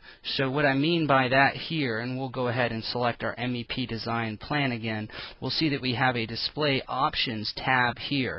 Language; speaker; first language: English; native; English